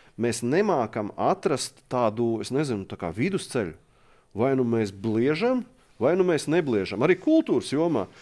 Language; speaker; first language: Latvian; native; Latvian